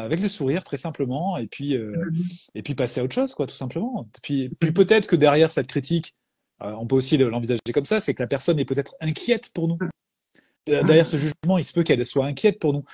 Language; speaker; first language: French; native; French